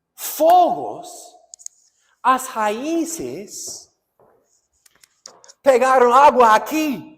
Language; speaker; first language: Portuguese; non-native, fluent; English